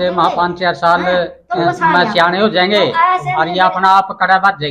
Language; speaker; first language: Hindi; non-native, local second language; Haryanvi